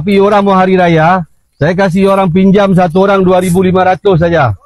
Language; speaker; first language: Malay; native; Malay